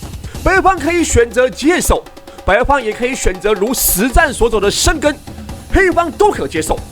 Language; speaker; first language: Chinese; native; Chinese